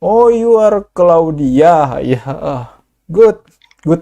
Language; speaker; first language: English; non-native, learner; Indonesian